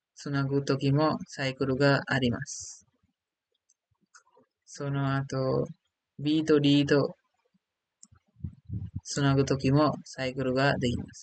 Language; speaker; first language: Japanese; non-native, learner; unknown